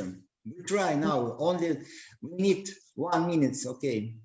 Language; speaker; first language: English; non-native, learner; Russian